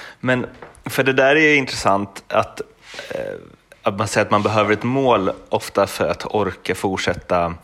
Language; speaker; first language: Swedish; native; Swedish